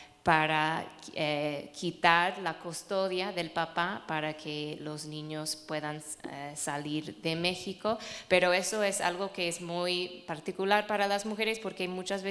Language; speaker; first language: Spanish; non-native, fluent; English